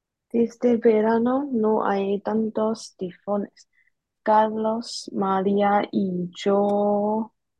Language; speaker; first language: Spanish; non-native, learner; Chinese